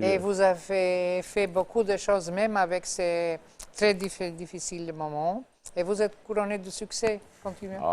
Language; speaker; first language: French; non-native, fluent; Albanian